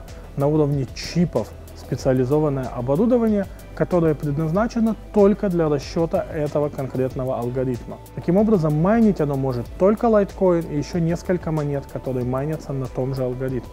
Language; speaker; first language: Russian; native; Russian